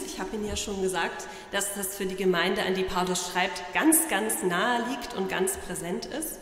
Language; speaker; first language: German; native; German